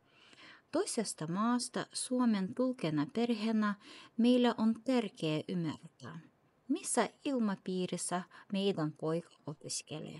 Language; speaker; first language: Finnish; non-native, fluent; Russian